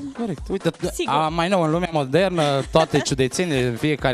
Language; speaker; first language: Romanian; native; Romanian